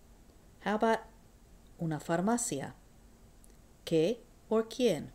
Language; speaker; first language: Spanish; non-native, fluent; English